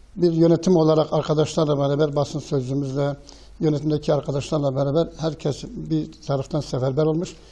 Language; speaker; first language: Turkish; native; Turkish